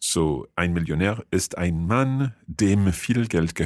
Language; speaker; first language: German; non-native, fluent; English